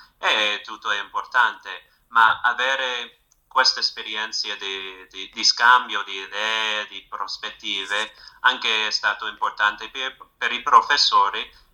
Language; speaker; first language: Italian; non-native, fluent; English